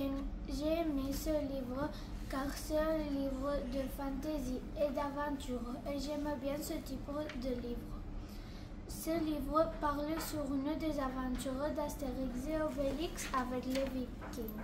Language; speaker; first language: French; non-native, learner; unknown